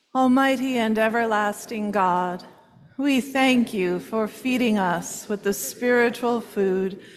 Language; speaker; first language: English; native; English